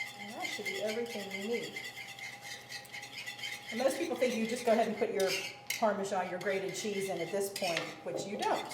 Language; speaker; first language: English; native; English